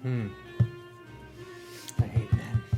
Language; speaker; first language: English; native; English